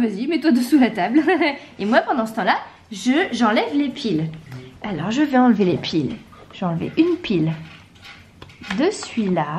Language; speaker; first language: French; native; French